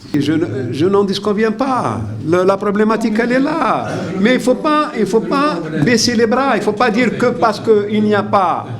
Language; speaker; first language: French; non-native, local second language; Arabic